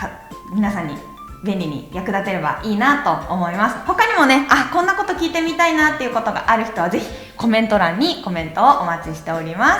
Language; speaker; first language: Japanese; native; Japanese